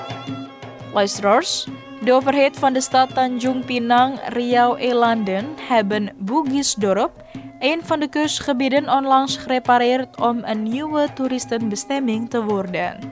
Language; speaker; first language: Dutch; non-native, fluent; Indonesian